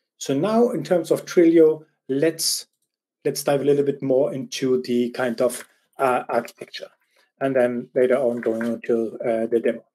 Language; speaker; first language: English; non-native, fluent; German